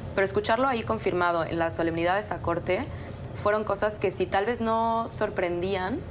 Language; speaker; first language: Spanish; native; Spanish